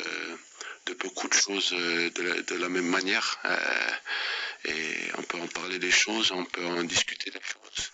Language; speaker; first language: French; non-native, fluent; Danish